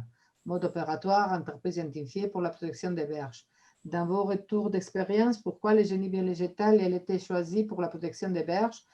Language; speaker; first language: French; non-native, fluent; Spanish